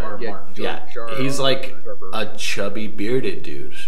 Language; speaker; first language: English; native; English